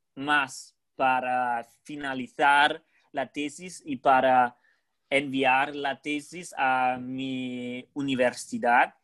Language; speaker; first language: English; non-native, fluent; German